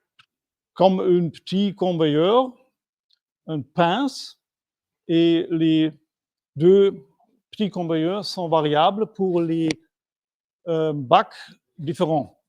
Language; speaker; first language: French; non-native, fluent; German